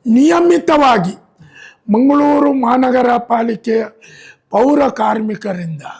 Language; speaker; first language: Kannada; native; Kannada